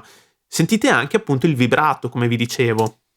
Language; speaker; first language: Italian; native; Italian